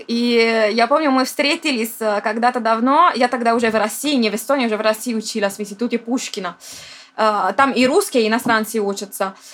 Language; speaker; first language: Russian; non-native, fluent; Italian